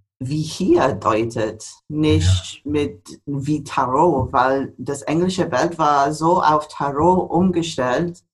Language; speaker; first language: German; non-native, fluent; English